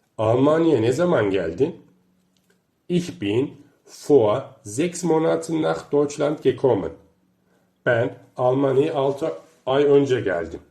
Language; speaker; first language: Turkish; native; Turkish